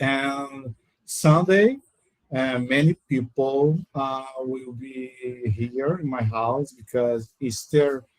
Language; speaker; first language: English; non-native, learner; Portuguese